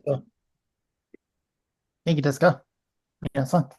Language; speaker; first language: Japanese; non-native, learner; English